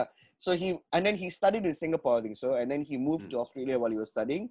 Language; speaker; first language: English; non-native, local second language; Tamil